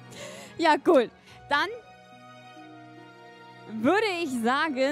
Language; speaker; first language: German; native; German